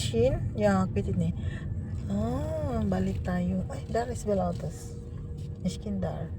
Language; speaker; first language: Dutch; non-native, learner; Filipino